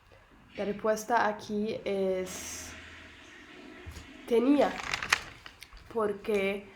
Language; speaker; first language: Spanish; non-native, learner; Arabic